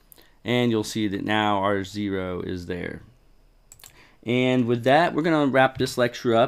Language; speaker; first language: English; native; English